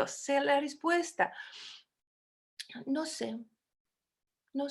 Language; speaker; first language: Spanish; non-native, fluent; Russian